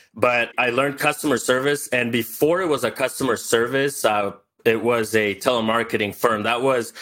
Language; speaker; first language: English; early bilingual, other home language; Spanish